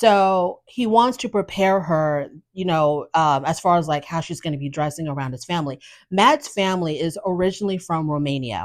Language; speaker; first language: English; native; English